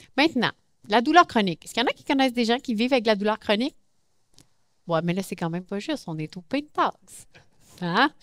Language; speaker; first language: French; native; French